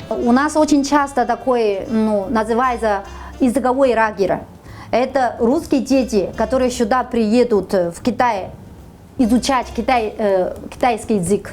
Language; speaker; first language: Russian; non-native, fluent; Chinese